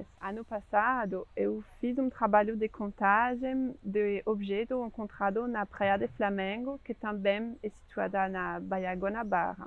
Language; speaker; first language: Portuguese; non-native, fluent; French